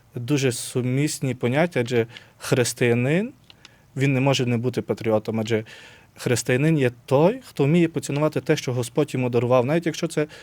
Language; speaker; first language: Ukrainian; native; Ukrainian